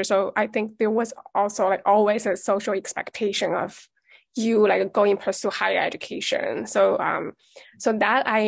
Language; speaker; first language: English; non-native, fluent; Chinese